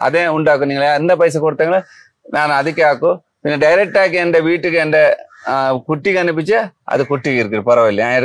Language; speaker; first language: Malayalam; non-native, learner; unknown